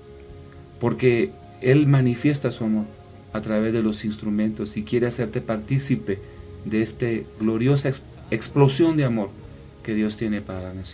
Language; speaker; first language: Spanish; native; Spanish